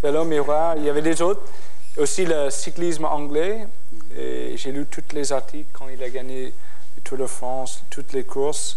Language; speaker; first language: French; non-native, fluent; English